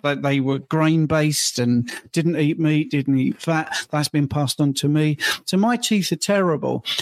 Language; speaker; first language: English; native; English